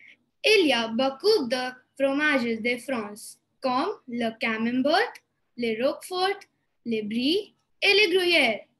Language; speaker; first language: French; non-native, learner; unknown